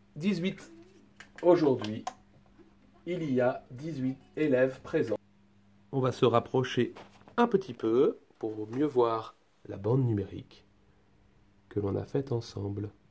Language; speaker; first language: French; native; French